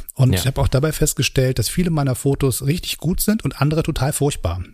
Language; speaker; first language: German; native; German